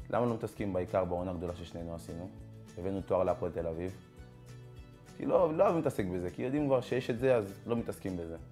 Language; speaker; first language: Hebrew; native; Hebrew